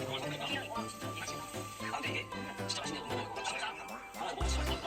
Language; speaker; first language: Korean; native; Korean